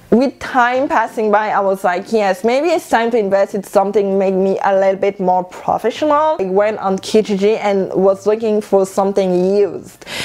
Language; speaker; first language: English; non-native, fluent; French